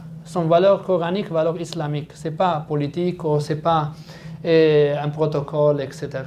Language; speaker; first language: French; non-native, fluent; Arabic